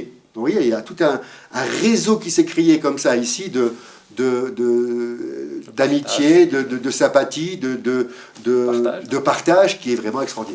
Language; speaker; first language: French; native; French